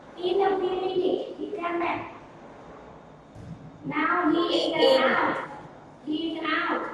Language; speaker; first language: English; non-native, learner; Vietnamese